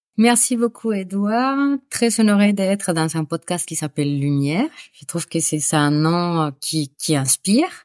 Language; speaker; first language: French; non-native, fluent; Spanish